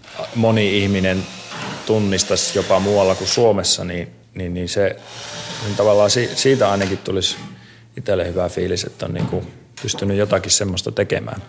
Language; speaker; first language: Finnish; native; Finnish